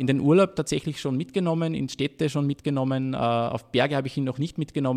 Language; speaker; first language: German; native; German